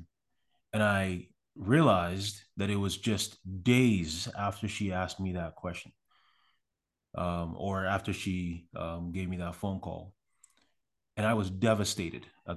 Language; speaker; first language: English; early bilingual, other home language; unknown